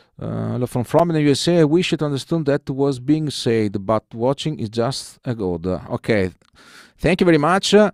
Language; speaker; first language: English; non-native, learner; Italian